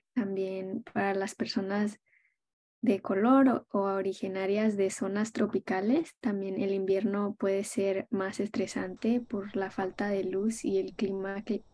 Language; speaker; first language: Spanish; early bilingual, heritage; Spanish